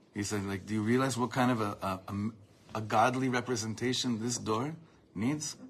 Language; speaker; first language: English; native; English